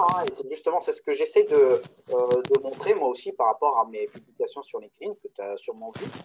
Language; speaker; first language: French; non-native, local second language; Arabic